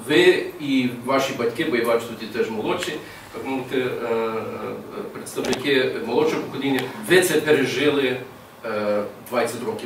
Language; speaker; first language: Ukrainian; early bilingual, heritage; English